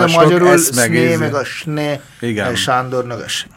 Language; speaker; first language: Hungarian; non-native, fluent; Bangla